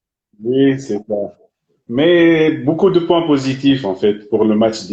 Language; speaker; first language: French; non-native, fluent; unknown